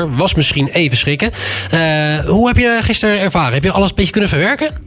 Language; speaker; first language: Dutch; native; Dutch